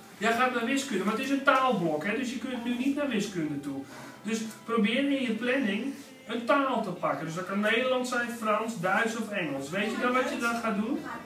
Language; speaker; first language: Dutch; native; Dutch